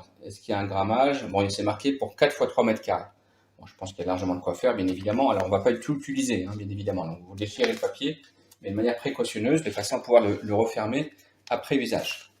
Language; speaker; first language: French; native; French